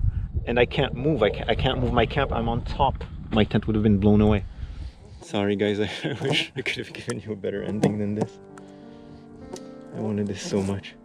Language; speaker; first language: English; non-native, local second language; French